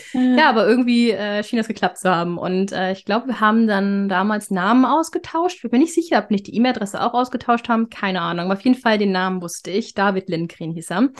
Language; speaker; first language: German; native; German